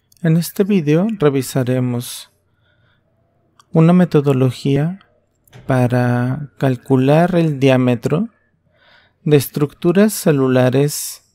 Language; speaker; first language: Spanish; native; Spanish